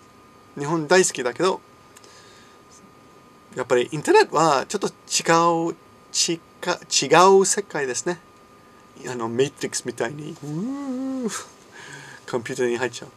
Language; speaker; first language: Japanese; non-native, fluent; English